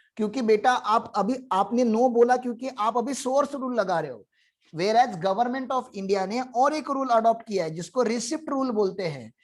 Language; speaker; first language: Hindi; non-native, local second language; Marathi